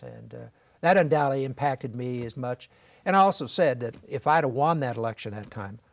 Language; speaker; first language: English; native; English